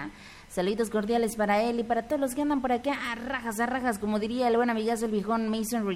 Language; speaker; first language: Spanish; native; Spanish